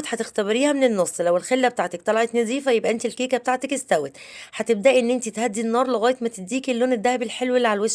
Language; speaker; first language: Arabic; native; Arabic